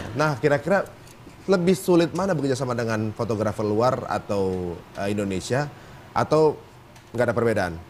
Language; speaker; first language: Indonesian; native; Indonesian